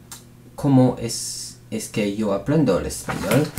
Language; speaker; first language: Spanish; non-native, learner; English